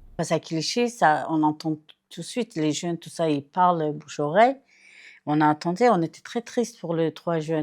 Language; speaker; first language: French; non-native, fluent; Turkish